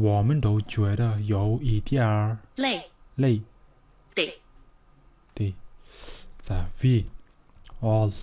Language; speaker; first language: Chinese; non-native, learner; Mongolian